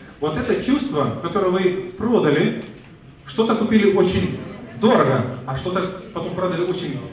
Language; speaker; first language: Russian; non-native, fluent; Lithuanian